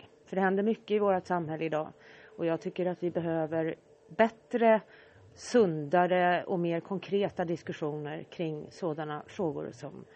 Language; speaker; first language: Swedish; native; Swedish